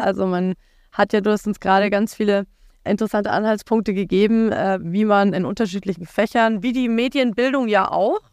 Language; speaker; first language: German; native; German